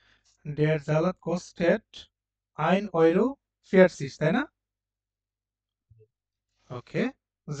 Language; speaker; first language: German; non-native, fluent; Bangla